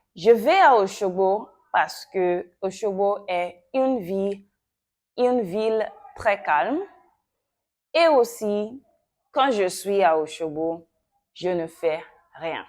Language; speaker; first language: French; non-native, fluent; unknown